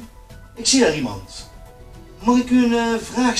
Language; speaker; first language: Dutch; native; Dutch